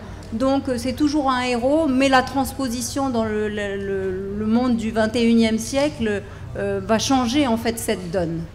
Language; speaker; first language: French; native; French